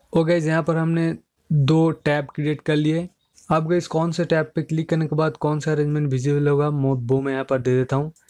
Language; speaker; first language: Hindi; native; Hindi